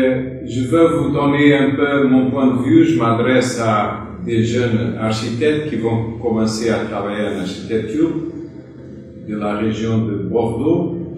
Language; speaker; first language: French; non-native, fluent; Portuguese